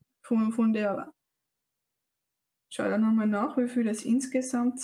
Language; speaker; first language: German; native; German